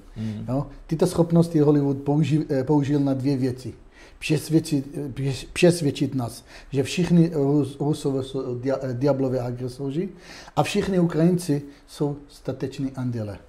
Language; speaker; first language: Czech; non-native, fluent; Hebrew